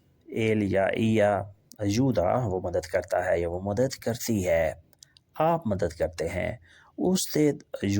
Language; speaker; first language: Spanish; non-native, learner; Urdu